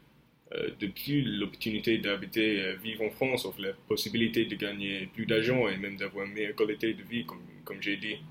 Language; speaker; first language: French; non-native, fluent; English